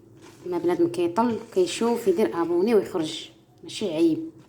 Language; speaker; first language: Arabic; native; Arabic